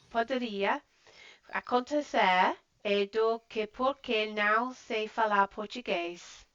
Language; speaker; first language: Portuguese; non-native, learner; English